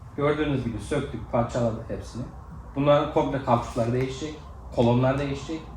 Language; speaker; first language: Turkish; native; Turkish